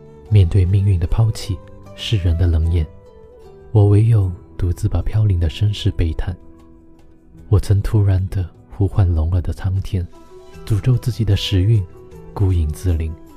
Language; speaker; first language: Chinese; native; Chinese